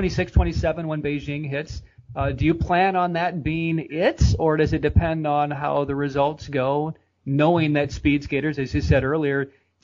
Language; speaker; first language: English; native; English